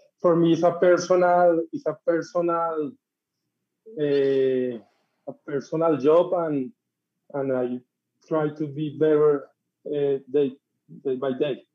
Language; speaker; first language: English; non-native, learner; Spanish